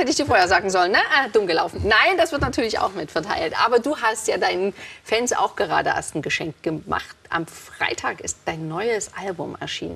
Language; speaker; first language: German; native; German